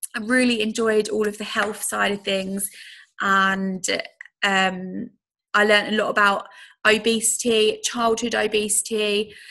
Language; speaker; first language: English; native; English